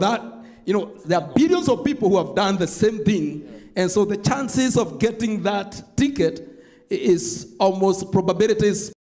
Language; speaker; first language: English; non-native, local second language; Swahili